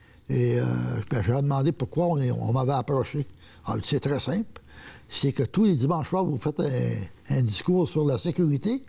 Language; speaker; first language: French; native; French